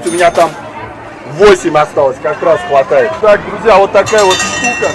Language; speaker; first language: Russian; native; Russian